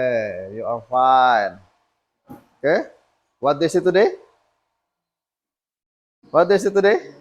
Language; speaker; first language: English; non-native, fluent; Indonesian